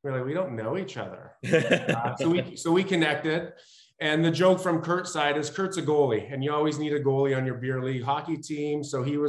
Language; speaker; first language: English; native; English